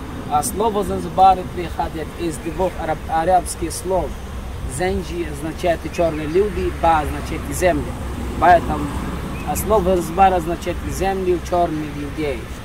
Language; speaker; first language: Russian; non-native, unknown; Swahili